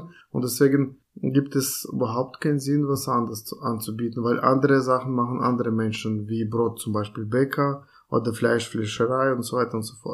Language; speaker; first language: German; non-native, fluent; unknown